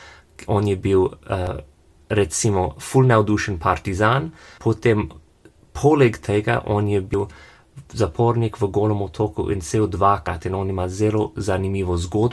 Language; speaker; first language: Slovenian; non-native, learner; English